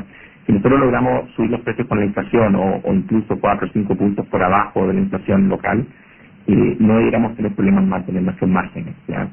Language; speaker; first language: Spanish; native; Spanish